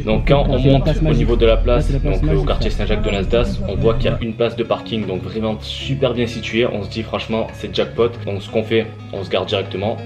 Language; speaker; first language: French; native; French